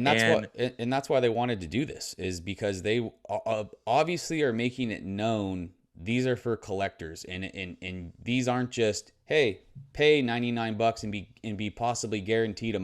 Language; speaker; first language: English; native; English